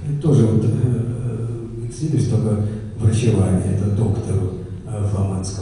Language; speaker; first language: Russian; native; Russian